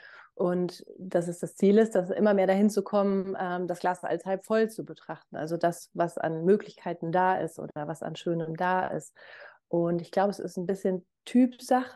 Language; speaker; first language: German; native; German